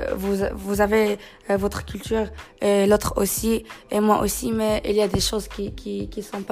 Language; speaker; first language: French; non-native, learner; Tachelhit